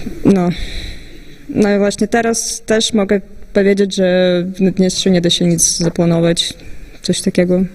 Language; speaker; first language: Polish; non-native, fluent; Russian